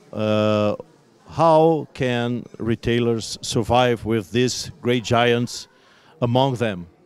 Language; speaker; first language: English; non-native, fluent; Portuguese